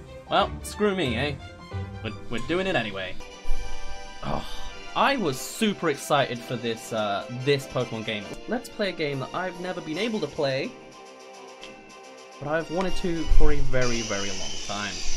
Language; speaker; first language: English; native; English